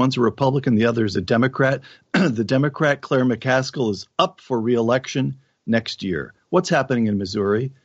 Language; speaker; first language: English; native; English